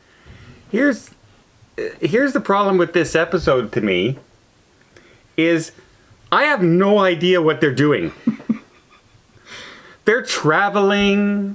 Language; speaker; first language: English; native; English